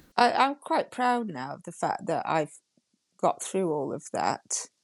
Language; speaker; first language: English; native; English